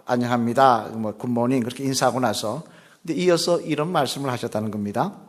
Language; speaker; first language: Korean; native; Korean